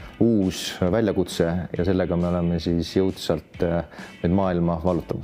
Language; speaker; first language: Estonian; native; Estonian